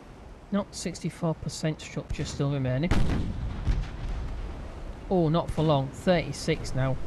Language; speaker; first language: English; native; English